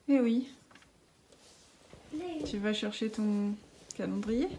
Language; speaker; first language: French; native; French